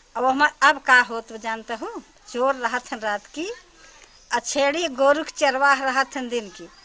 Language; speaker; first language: Hindi; native; Hindi